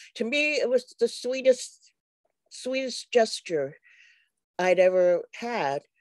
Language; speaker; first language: English; native; English